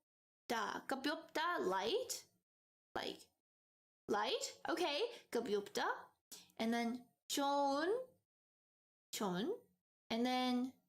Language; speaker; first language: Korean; non-native, learner; English